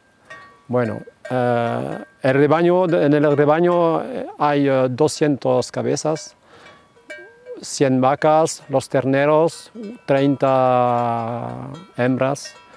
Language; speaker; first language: Spanish; non-native, fluent; French